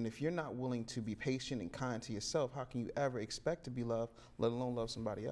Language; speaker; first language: English; native; English